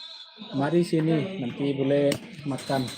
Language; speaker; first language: Indonesian; non-native, learner; Bangla